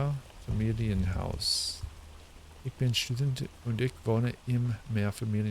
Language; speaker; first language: German; non-native, learner; English